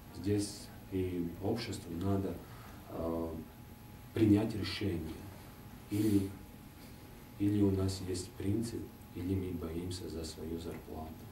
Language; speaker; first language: Russian; non-native, local second language; Latvian